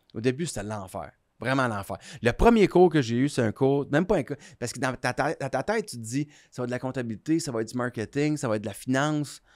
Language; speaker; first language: French; native; French